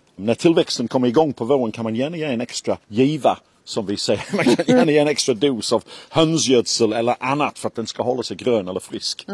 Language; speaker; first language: Swedish; non-native, fluent; English